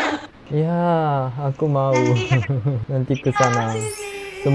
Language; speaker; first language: Indonesian; non-native, fluent; Japanese